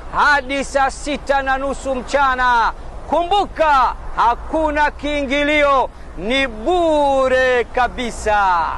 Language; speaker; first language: Swahili; native; Swahili